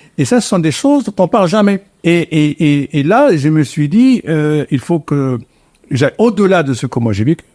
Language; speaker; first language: French; non-native, local second language; Arabic